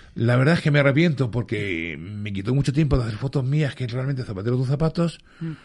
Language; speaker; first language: Spanish; early bilingual, other home language; English